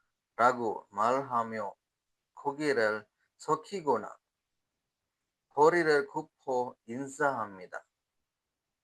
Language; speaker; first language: Korean; non-native, fluent; Sinhala